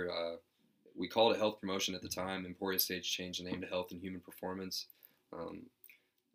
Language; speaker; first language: English; native; English